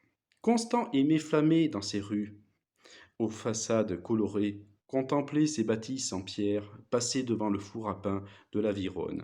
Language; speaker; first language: French; native; French